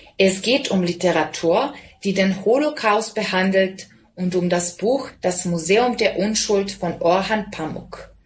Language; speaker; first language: German; non-native, fluent; Serbian